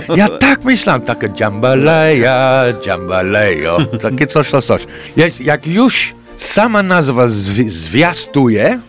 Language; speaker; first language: Polish; non-native, fluent; English